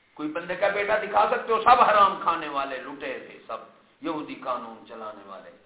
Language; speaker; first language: Urdu; non-native, local second language; Punjabi